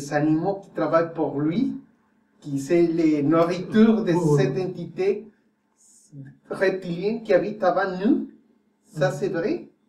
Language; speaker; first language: French; non-native, fluent; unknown